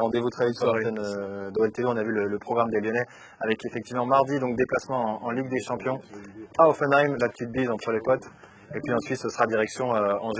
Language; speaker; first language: French; native; French